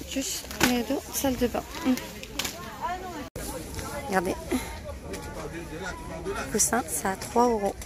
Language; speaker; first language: French; non-native, fluent; Arabic